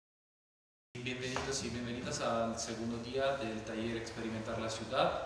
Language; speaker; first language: Spanish; non-native, fluent; Italian